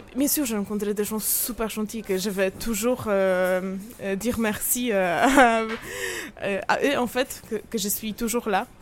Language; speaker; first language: French; non-native, fluent; Polish